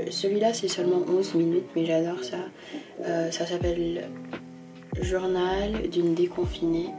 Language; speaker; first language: French; early bilingual, heritage; French